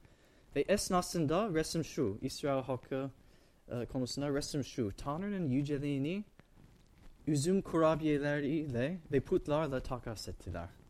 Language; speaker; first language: Turkish; non-native, fluent; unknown